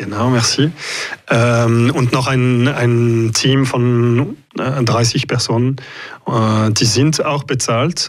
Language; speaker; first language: German; non-native, local second language; French